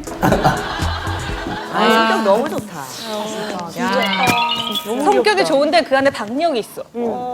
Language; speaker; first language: Korean; native; Korean